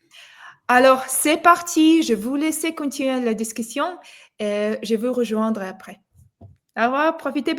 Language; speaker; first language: French; non-native, fluent; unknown